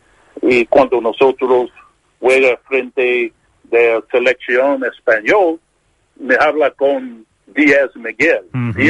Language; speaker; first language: Spanish; non-native, learner; English